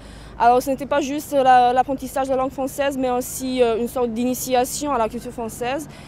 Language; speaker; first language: French; non-native, fluent; Serbian